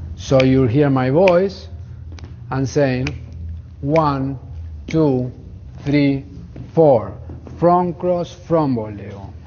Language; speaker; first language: English; non-native, fluent; Spanish